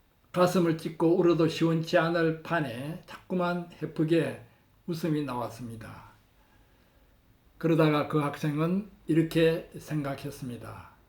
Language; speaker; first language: Korean; native; Korean